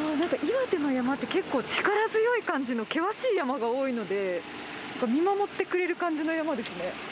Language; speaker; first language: Japanese; native; Japanese